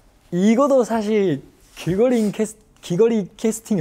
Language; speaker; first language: Korean; non-native, fluent; Chinese